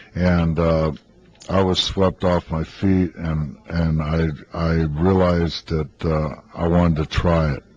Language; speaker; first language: English; native; English